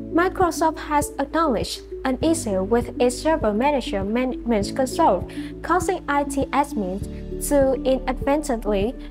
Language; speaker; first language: English; non-native, fluent; Vietnamese